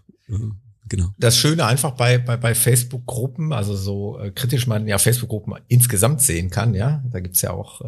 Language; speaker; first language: German; native; German